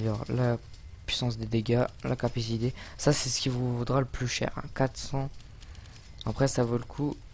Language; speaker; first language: French; native; French